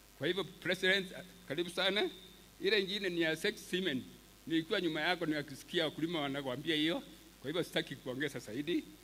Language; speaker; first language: Swahili; non-native, local second language; Meru